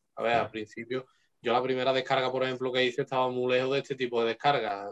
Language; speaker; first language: Spanish; native; Spanish